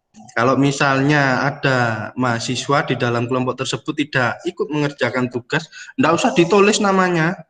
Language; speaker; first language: Indonesian; native; Indonesian